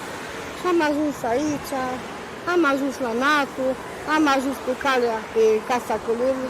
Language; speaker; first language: Romanian; non-native, local second language; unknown